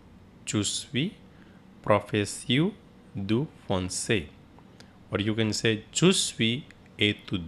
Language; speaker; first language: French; non-native, fluent; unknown